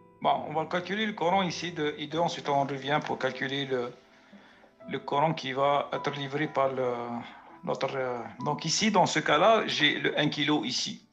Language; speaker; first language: French; native; French